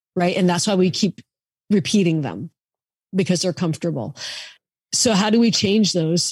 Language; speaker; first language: English; native; English